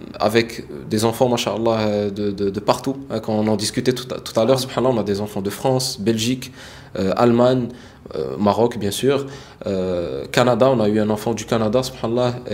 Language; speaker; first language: French; early bilingual, other home language; Arabic